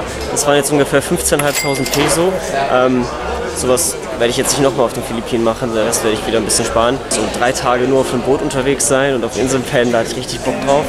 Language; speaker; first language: German; native; German